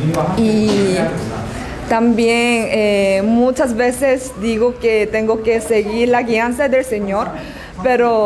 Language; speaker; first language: Spanish; non-native, learner; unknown